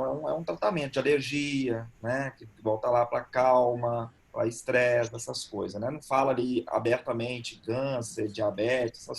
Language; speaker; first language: Portuguese; native; Portuguese